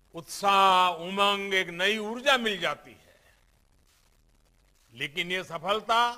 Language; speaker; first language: Hindi; non-native, local second language; Gujarati